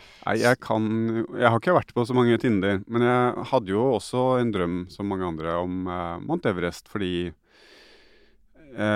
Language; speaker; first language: Norwegian; native; Norwegian